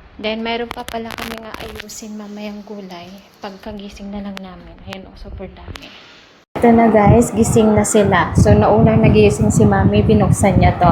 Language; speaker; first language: Filipino; non-native, local second language; Iloko